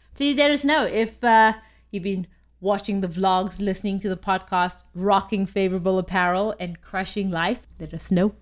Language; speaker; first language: English; native; English